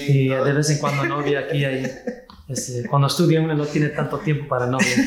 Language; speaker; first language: Spanish; early bilingual, heritage; Spanish